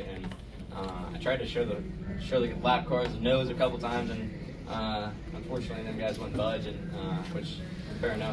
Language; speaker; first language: English; native; English